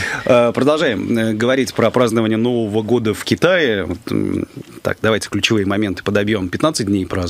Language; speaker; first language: Russian; native; Russian